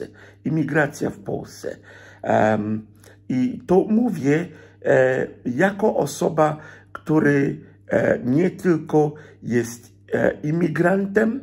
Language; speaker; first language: Polish; non-native, fluent; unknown